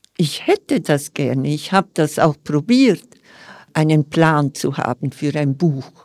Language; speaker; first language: German; non-native, local second language; Romansh